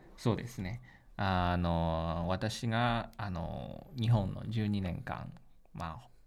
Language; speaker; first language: Japanese; non-native, fluent; Chinese